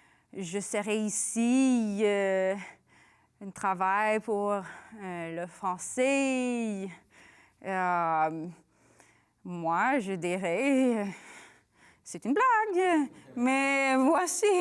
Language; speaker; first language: French; non-native, learner; English